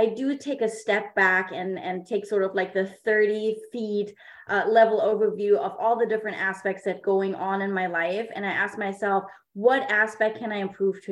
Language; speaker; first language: English; non-native, fluent; German